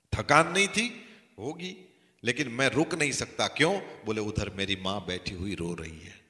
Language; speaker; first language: Hindi; non-native, local second language; Gujarati